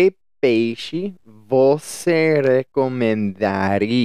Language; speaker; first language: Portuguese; non-native, learner; English